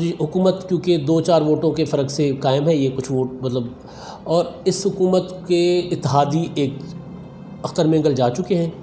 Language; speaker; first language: Urdu; non-native, local second language; Sindhi